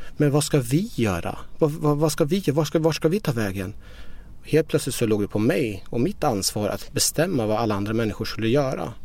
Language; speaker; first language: Swedish; early bilingual, other home language; Persian